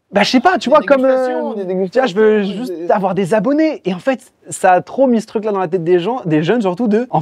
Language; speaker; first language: French; native; French